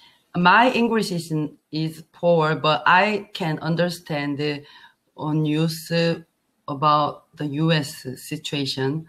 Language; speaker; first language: English; non-native, learner; Korean